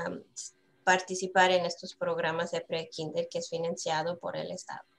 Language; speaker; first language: Spanish; early bilingual, heritage; Spanish